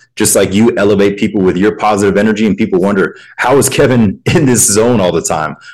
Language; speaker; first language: English; native; English